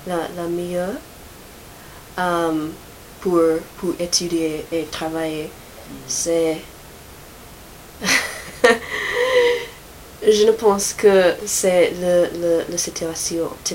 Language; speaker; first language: French; non-native, learner; English